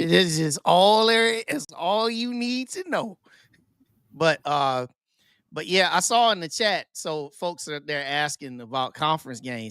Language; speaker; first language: English; native; English